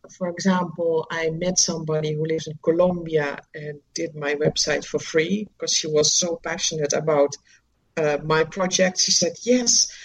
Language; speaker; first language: English; non-native, fluent; Dutch